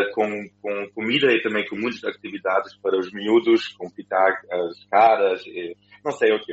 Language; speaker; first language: Portuguese; non-native, fluent; German